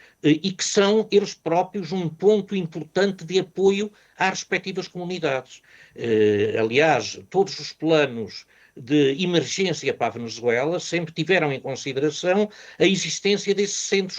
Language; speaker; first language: Portuguese; native; Portuguese